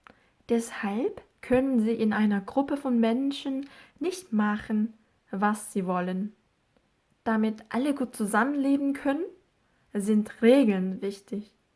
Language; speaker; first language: German; non-native, fluent; Korean